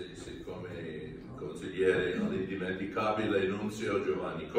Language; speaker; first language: Italian; non-native, learner; English